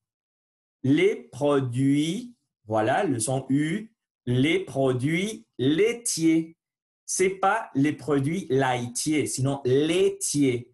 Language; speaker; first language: French; non-native, learner; Spanish